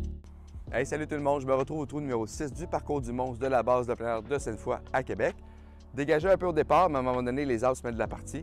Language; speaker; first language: French; native; French